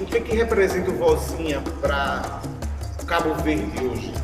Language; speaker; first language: Portuguese; native; Portuguese